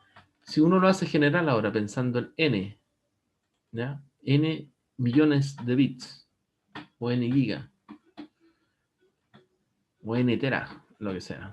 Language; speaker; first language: Spanish; native; Spanish